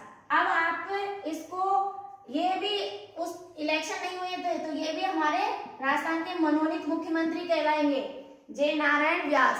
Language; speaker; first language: Hindi; native; Hindi